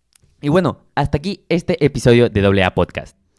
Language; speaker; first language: Spanish; native; Spanish